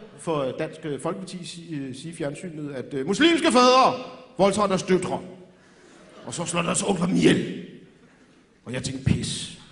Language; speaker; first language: Danish; early bilingual, other home language; Arabic